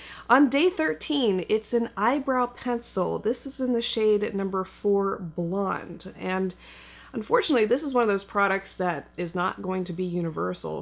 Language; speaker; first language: English; native; English